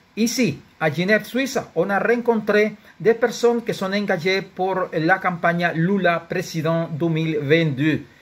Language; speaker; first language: French; non-native, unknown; Spanish